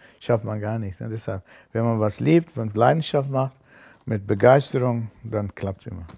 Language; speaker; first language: German; non-native, fluent; Armenian